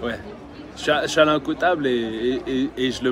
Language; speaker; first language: French; early bilingual, other home language; English